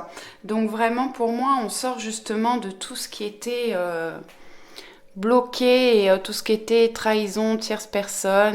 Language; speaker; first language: French; native; French